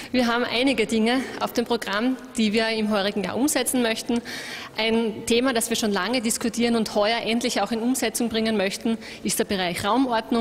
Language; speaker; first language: German; native; German